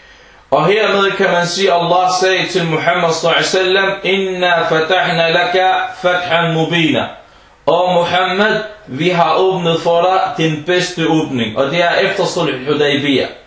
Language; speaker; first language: Danish; early bilingual, other home language; Arabic